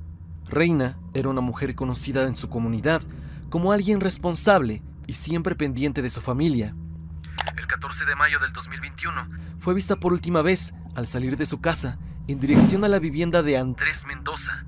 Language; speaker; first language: Spanish; native; Spanish